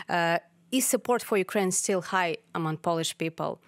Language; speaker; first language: English; non-native, fluent; Ukrainian